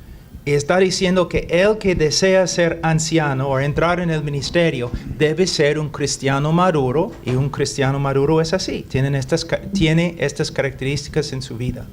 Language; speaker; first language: Spanish; non-native, fluent; English